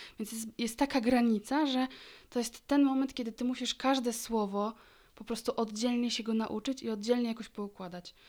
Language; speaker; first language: Polish; native; Polish